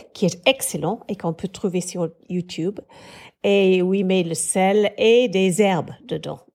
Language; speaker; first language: French; non-native, fluent; English